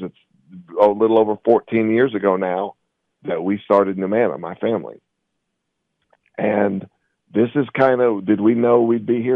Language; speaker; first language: English; native; English